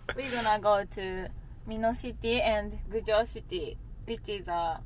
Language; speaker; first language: English; non-native, learner; Japanese